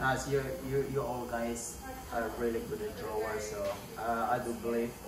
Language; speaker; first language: English; non-native, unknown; Balinese